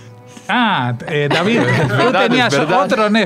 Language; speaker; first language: Spanish; native; Spanish